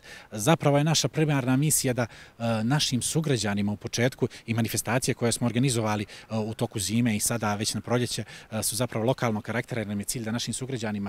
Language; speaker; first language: Croatian; native; Croatian